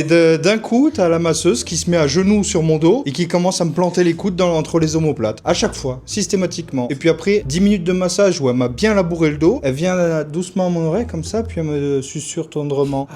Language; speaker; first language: French; native; French